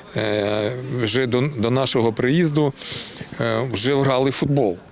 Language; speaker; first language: Ukrainian; non-native, local second language; Russian